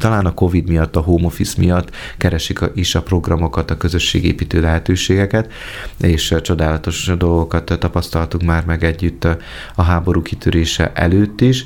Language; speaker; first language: Hungarian; native; Hungarian